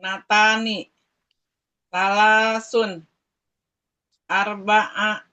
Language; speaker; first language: Arabic; non-native, learner; Indonesian